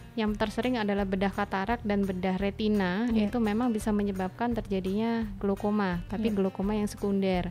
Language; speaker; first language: Indonesian; native; Indonesian